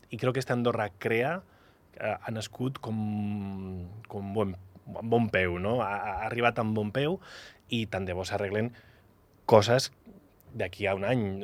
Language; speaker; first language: Catalan; non-native, local second language; Spanish